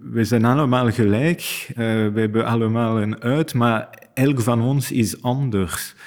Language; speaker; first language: Dutch; non-native, fluent; French